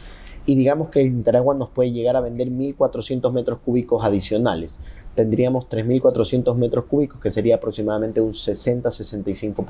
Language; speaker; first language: Spanish; native; Spanish